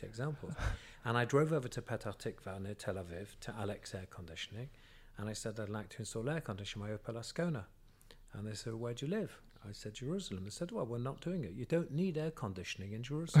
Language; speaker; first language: English; native; English